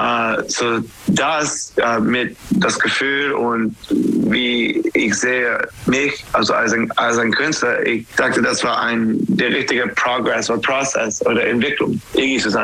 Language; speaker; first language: German; non-native, fluent; English